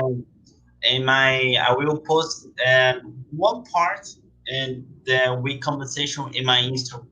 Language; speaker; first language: English; non-native, learner; Portuguese